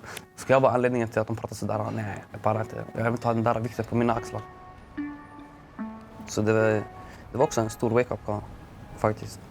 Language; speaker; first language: Swedish; early bilingual, other home language; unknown